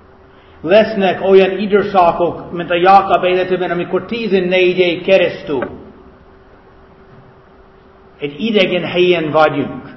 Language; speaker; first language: Hungarian; non-native, fluent; English